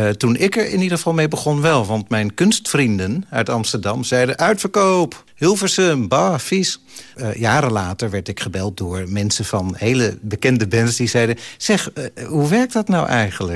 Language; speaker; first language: Dutch; native; Dutch